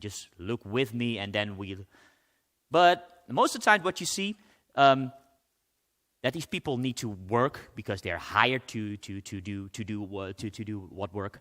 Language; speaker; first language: English; non-native, fluent; Dutch